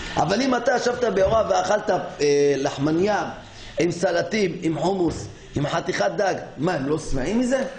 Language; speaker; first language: Hebrew; native; Hebrew